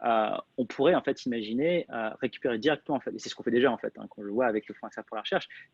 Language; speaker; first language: French; native; French